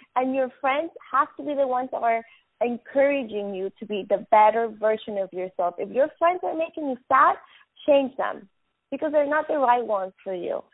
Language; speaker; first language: English; non-native, fluent; Spanish